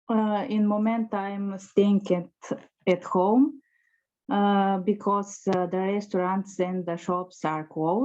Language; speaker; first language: English; non-native, learner; Bulgarian